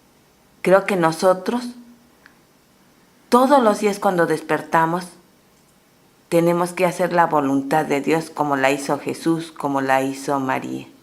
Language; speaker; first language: Spanish; native; Spanish